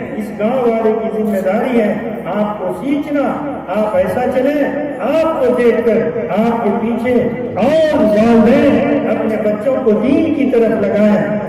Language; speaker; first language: Urdu; native; Urdu